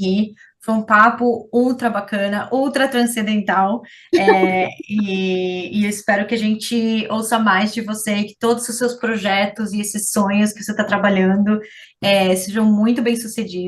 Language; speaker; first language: Portuguese; native; Portuguese